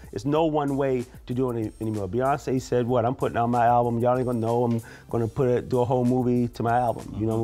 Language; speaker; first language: English; native; English